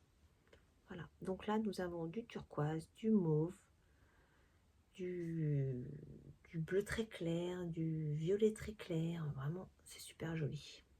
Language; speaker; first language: French; native; French